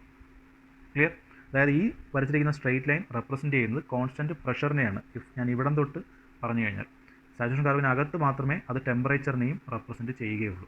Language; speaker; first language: Malayalam; native; Malayalam